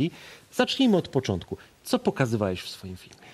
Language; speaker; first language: Polish; native; Polish